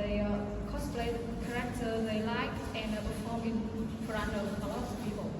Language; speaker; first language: English; non-native, learner; Vietnamese